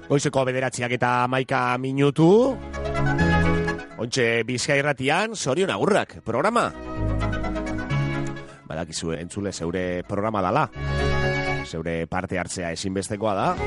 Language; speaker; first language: Basque; native; Basque